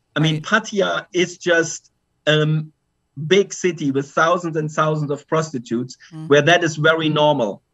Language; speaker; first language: English; non-native, fluent; German